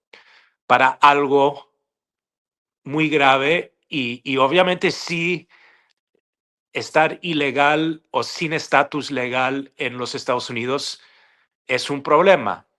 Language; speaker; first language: Spanish; non-native, fluent; English